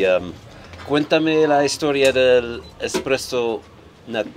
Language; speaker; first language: Spanish; non-native, fluent; Dutch